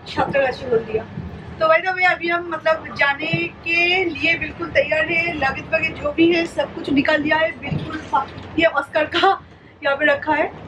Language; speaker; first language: Hindi; non-native, local second language; Bangla